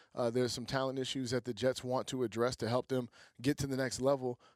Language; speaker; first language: English; native; English